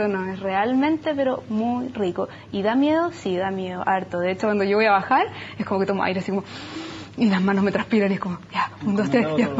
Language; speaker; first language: Spanish; native; Spanish